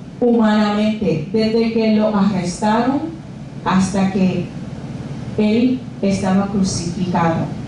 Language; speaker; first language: Spanish; early bilingual, other home language; English